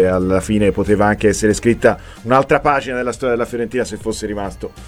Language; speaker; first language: Italian; native; Italian